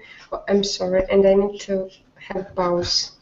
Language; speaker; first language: English; non-native, learner; Russian